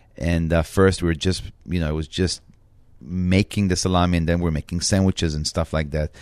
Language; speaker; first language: English; non-native, fluent; Hebrew